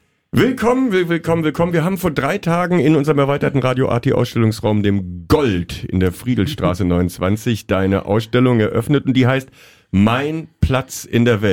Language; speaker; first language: German; native; German